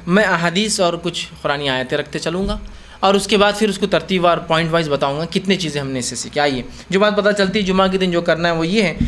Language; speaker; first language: Urdu; native; Urdu